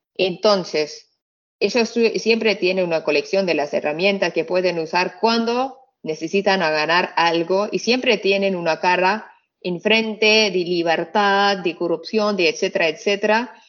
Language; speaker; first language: Spanish; non-native, fluent; Arabic